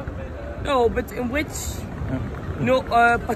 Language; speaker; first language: English; non-native, learner; Dutch